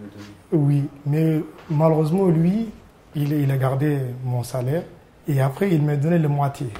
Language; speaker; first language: French; non-native, learner; Arabic